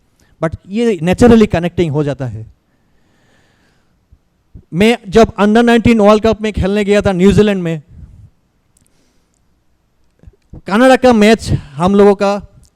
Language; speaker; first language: Hindi; non-native, learner; Bangla